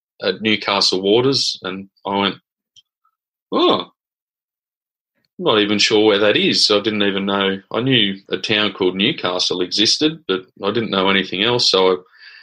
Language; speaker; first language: English; native; English